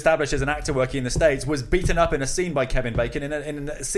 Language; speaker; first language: English; native; English